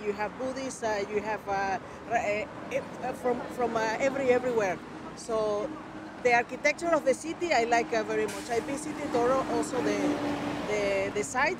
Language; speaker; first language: English; non-native, fluent; Spanish